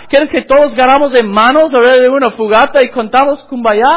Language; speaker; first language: Spanish; non-native, learner; English